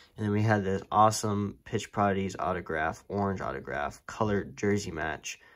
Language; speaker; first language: English; native; English